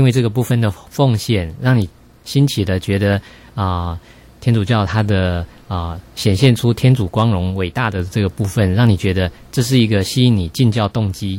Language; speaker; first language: Chinese; native; Chinese